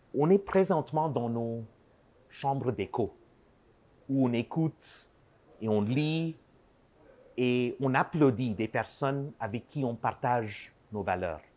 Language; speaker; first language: French; non-native, fluent; English